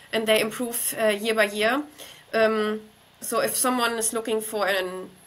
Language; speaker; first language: English; non-native, fluent; German